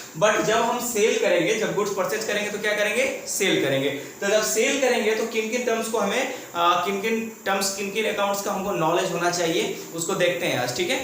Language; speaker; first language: Hindi; native; Hindi